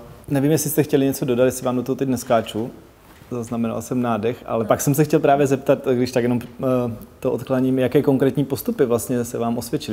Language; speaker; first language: Czech; native; Czech